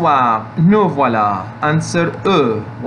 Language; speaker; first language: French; non-native, fluent; Arabic